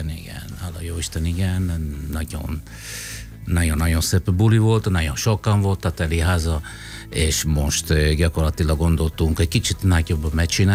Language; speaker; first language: Hungarian; non-native, fluent; Italian